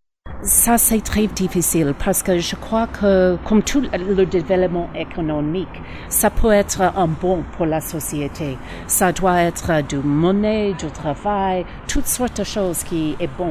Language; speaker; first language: French; non-native, learner; English